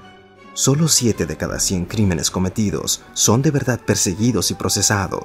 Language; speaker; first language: Spanish; native; Spanish